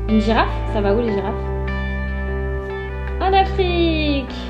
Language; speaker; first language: French; native; French